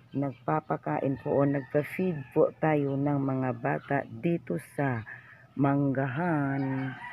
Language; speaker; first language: Filipino; non-native, local second language; Cebuano